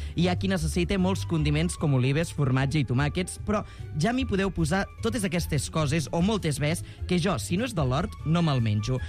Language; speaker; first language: Catalan; native; Catalan